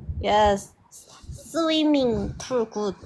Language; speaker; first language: English; non-native, learner; Korean